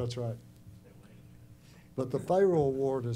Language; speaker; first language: English; native; English